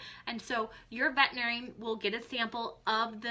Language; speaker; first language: English; native; English